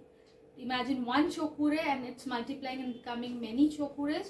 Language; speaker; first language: English; non-native, local second language; Bangla